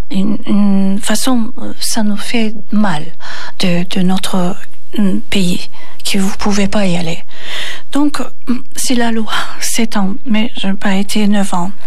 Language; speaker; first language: French; non-native, learner; Turkish